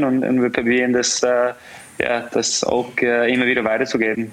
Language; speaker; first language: German; non-native, fluent; English